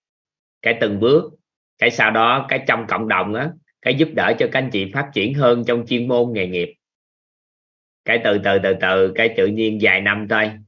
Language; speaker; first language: Vietnamese; native; Vietnamese